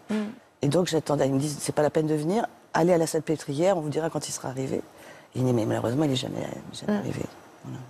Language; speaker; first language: French; native; French